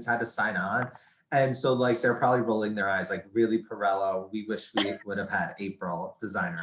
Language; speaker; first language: English; native; English